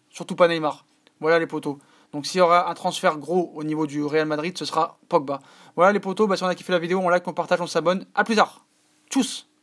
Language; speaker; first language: French; native; French